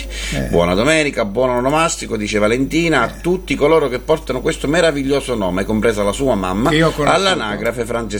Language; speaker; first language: Italian; native; Italian